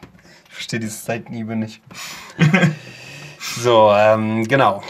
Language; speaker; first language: German; native; German